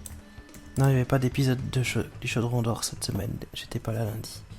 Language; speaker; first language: French; native; French